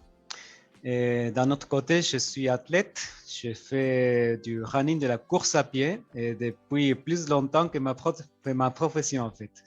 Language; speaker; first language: French; non-native, fluent; Spanish